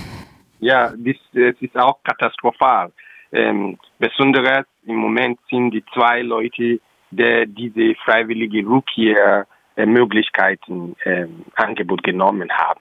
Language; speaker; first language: German; non-native, local second language; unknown